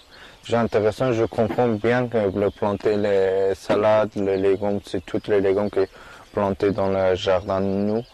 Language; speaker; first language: French; non-native, learner; Persian